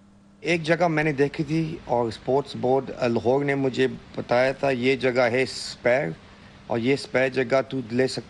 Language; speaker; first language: Hindi; early bilingual, heritage; Hindi